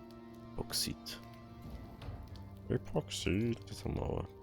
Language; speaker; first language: German; native; German